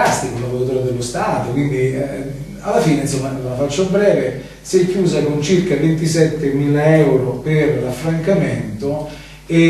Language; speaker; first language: Italian; native; Italian